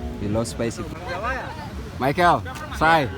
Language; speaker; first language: English; non-native, learner; Indonesian